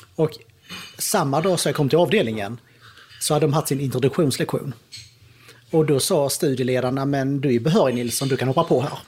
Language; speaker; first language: Swedish; native; Swedish